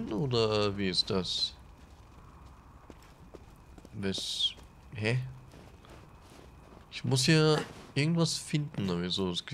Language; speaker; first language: German; native; German